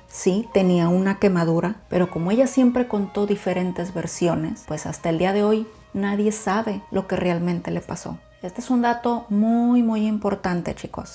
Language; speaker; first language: Spanish; native; Spanish